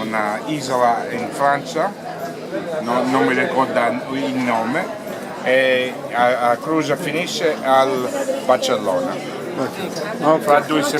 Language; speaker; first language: Italian; non-native, learner; English